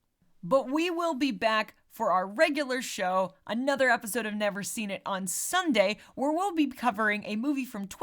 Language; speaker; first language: English; native; English